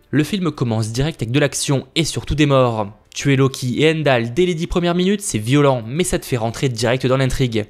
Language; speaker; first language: French; native; French